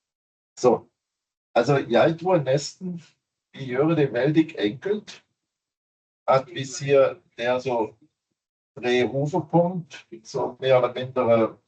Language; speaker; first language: Norwegian; non-native, fluent; German